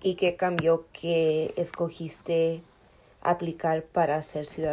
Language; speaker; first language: Spanish; early bilingual, heritage; Spanish